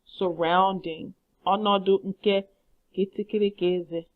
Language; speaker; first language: Igbo; non-native, learner; English